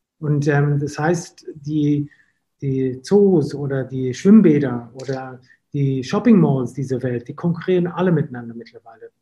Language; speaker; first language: German; non-native, fluent; English